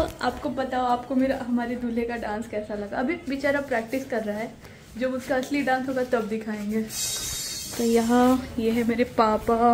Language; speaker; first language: Hindi; non-native, local second language; Odia